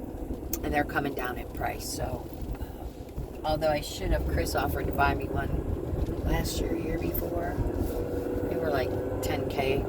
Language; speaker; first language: English; native; English